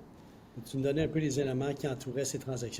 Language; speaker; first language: French; native; French